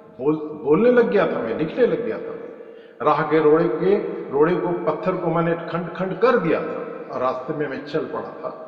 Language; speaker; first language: Hindi; non-native, local second language; Urdu